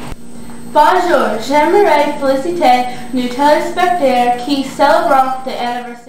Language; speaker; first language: French; non-native, learner; English